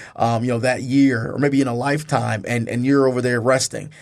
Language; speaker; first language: English; native; English